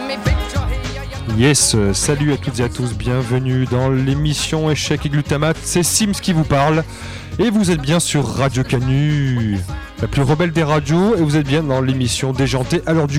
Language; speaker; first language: French; native; French